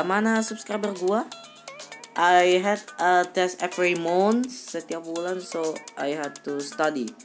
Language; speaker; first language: English; non-native, learner; Indonesian